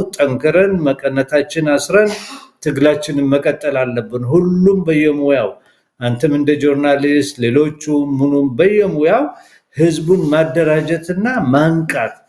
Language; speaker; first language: Amharic; non-native, local second language; Somali